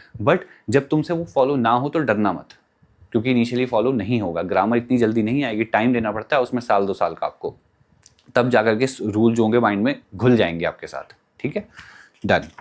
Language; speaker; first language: Hindi; native; Hindi